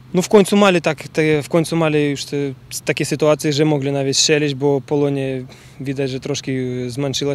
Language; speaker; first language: Polish; non-native, learner; Ukrainian